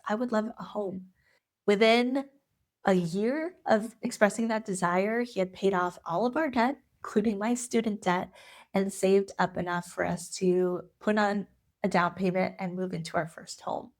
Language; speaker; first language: English; native; English